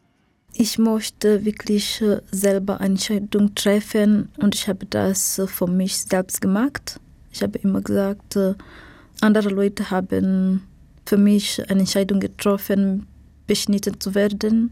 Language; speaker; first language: German; non-native, learner; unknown